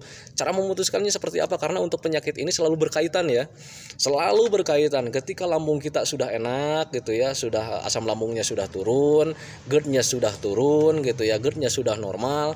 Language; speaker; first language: Indonesian; native; Indonesian